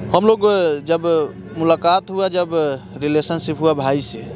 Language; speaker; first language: Hindi; native; Hindi